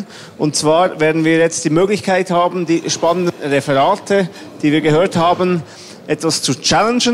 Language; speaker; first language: German; native; German